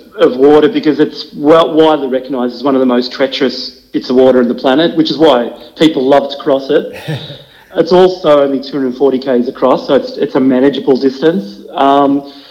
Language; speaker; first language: English; native; English